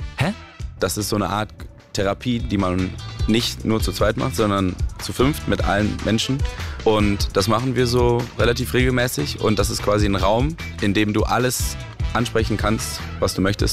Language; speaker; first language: German; native; German